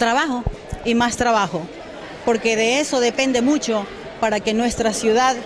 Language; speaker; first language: Spanish; native; Spanish